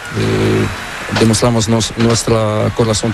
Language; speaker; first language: Spanish; non-native, learner; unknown